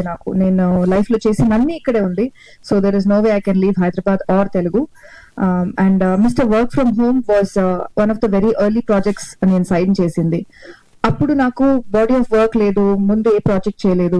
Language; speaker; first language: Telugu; non-native, learner; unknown